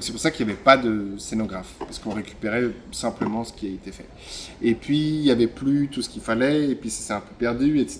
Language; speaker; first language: French; native; French